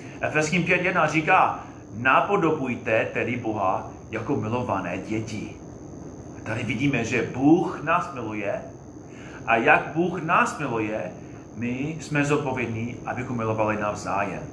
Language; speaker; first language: Czech; non-native, fluent; English